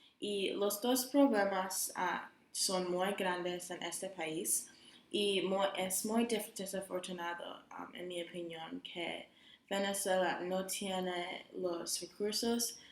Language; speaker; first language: Spanish; non-native, learner; English